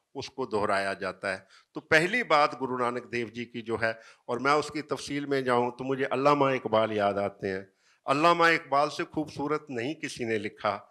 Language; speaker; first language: Hindi; native; Hindi